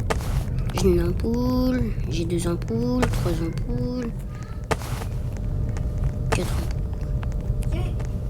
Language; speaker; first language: French; native; French